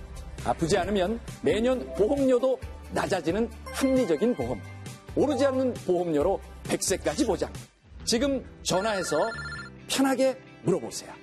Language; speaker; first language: Korean; native; Korean